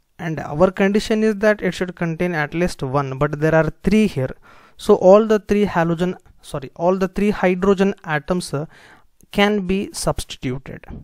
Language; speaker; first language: English; non-native, local second language; Kannada